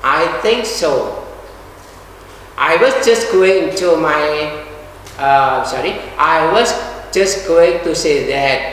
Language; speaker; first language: English; non-native, fluent; Indonesian